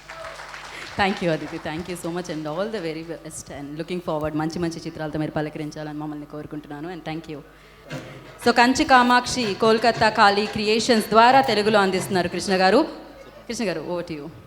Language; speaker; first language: Telugu; native; Telugu